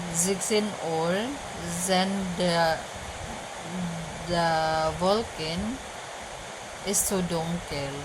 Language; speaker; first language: German; non-native, learner; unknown